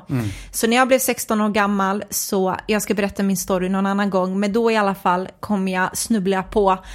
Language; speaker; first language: Swedish; early bilingual, other home language; Croatian